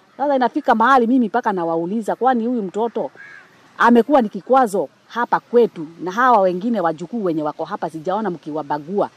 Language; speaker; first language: Swahili; non-native, local second language; Luo (Kenya and Tanzania)